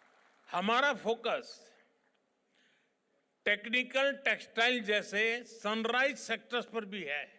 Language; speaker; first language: Hindi; non-native, local second language; Gujarati